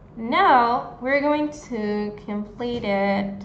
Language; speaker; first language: English; non-native, fluent; Spanish